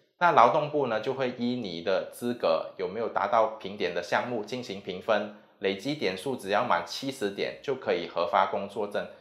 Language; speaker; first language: Chinese; native; Chinese